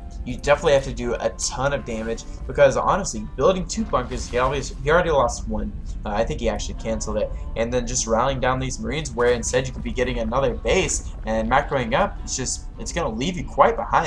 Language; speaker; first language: English; native; English